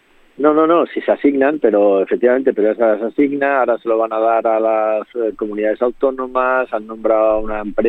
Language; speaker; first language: Spanish; native; Spanish